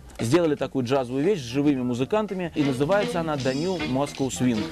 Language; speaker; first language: Russian; native; Russian